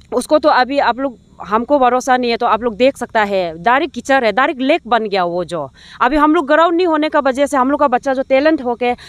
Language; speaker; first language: Hindi; non-native, local second language; Nyishi